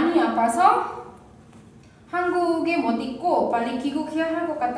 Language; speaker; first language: Korean; non-native, fluent; Indonesian